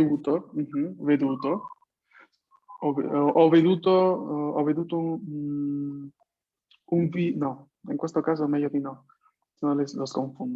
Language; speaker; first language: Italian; non-native, fluent; Spanish